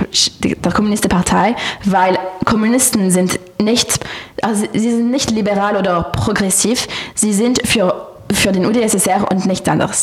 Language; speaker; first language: German; non-native, learner; French